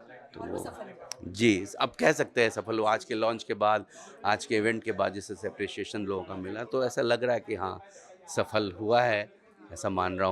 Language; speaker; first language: Hindi; native; Hindi